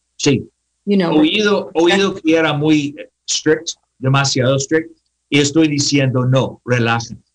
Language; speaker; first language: Spanish; non-native, learner; English